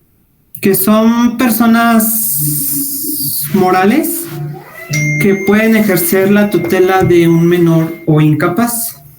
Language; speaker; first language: Spanish; native; Spanish